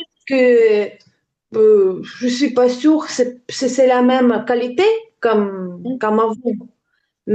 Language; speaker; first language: French; non-native, learner; Ukrainian